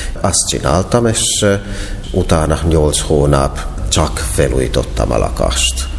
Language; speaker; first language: Hungarian; non-native, fluent; Finnish